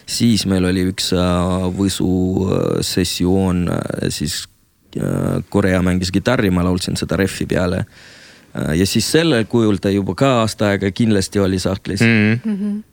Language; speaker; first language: Estonian; non-native, local second language; Russian